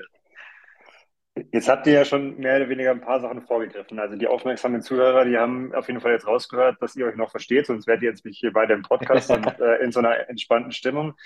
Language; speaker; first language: German; native; German